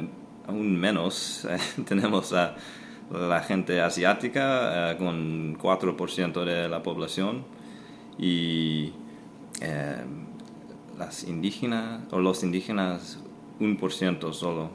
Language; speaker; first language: Spanish; non-native, fluent; English